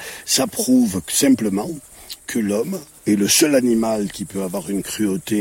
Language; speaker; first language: French; native; French